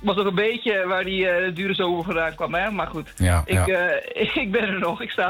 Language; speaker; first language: Dutch; native; Dutch